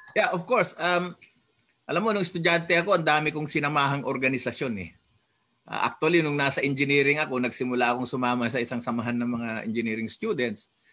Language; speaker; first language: Filipino; non-native, local second language; Iloko